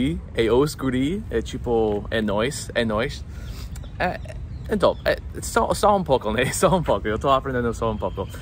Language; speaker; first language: Portuguese; non-native, fluent; English